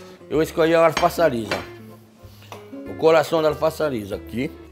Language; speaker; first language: Portuguese; non-native, fluent; French